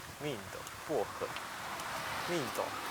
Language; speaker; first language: Japanese; non-native, learner; Chinese